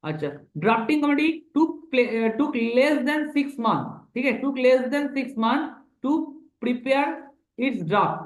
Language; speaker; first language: Hindi; non-native, local second language; Bangla